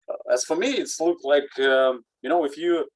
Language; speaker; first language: English; non-native, learner; Russian